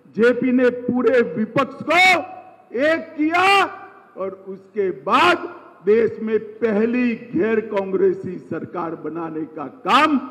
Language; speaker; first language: Hindi; non-native, local second language; Gujarati